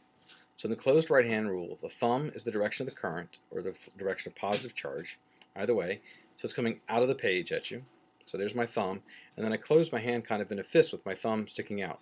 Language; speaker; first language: English; native; English